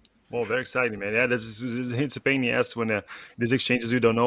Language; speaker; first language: English; non-native, fluent; Portuguese